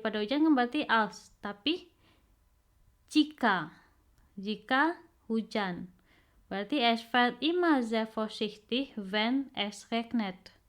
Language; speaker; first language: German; non-native, fluent; Indonesian